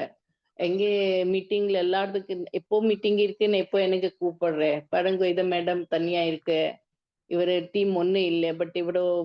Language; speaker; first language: Tamil; non-native, learner; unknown